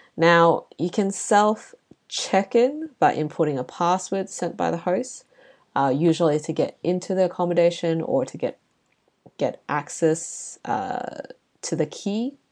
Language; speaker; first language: English; non-native, local second language; Chinese